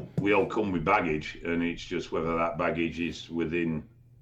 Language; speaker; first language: English; native; English